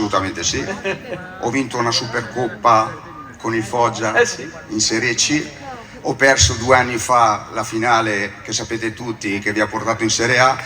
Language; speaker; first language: Italian; native; Italian